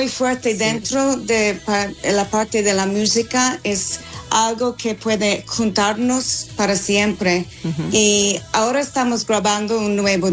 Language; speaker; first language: Spanish; non-native, fluent; English